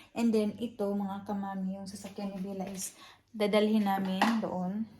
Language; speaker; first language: Filipino; non-native, local second language; Cebuano